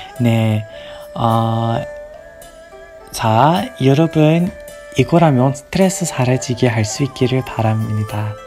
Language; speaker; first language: Korean; non-native, learner; English